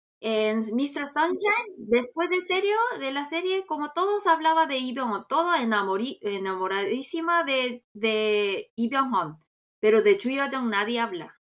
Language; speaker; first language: Spanish; non-native, fluent; Korean